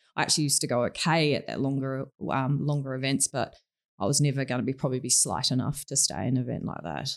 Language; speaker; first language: English; native; English